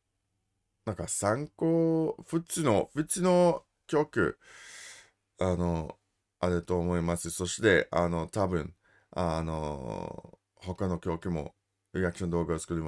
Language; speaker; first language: Japanese; non-native, learner; English